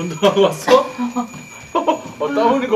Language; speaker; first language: Korean; native; Korean